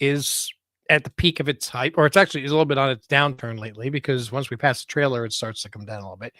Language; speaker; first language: English; native; English